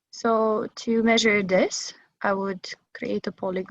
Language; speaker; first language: English; non-native, fluent; Bulgarian